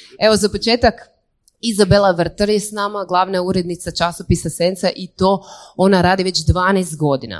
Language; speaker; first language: Croatian; native; Croatian